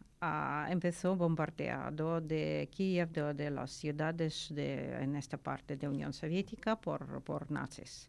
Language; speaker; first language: Spanish; non-native, learner; Ukrainian